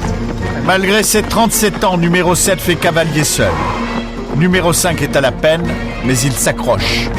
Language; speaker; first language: French; native; French